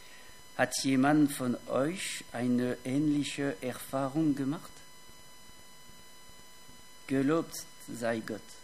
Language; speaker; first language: German; non-native, fluent; French